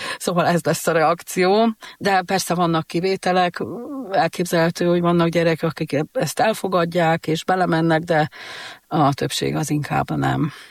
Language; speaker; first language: Hungarian; native; Hungarian